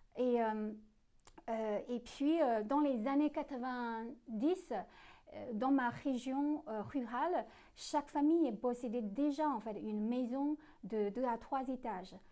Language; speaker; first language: French; non-native, fluent; Chinese